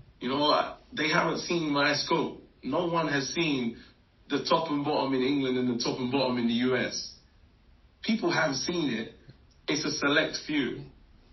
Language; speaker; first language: English; native; English